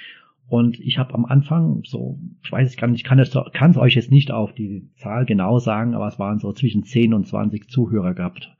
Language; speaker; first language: German; native; German